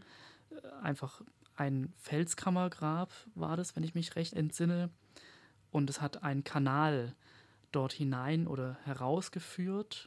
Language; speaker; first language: German; native; German